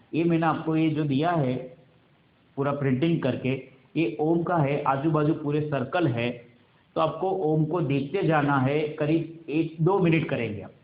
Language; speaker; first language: Hindi; non-native, local second language; Gujarati